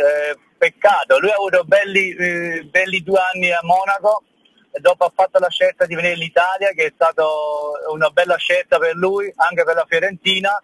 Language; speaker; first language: Italian; early bilingual, heritage; German